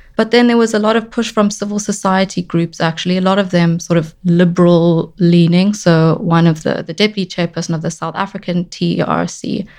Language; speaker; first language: English; native; English